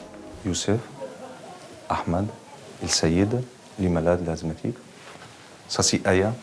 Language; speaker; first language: French; non-native, learner; Arabic